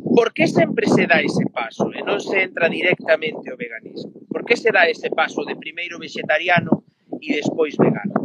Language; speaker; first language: Galician; native; Galician